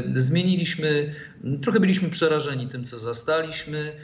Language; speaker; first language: Polish; native; Polish